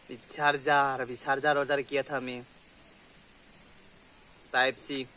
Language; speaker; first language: Hindi; non-native, local second language; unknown